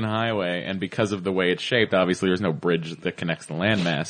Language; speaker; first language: English; native; English